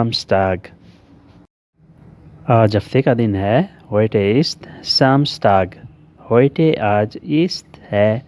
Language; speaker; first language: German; non-native, learner; Urdu